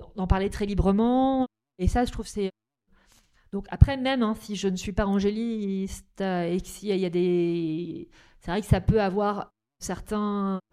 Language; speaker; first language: French; native; French